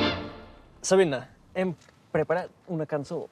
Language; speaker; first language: Catalan; non-native, fluent; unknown